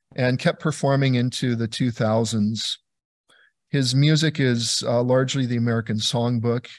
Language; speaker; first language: English; native; English